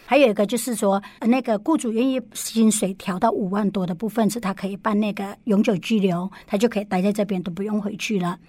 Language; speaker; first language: Chinese; early bilingual, heritage; Chinese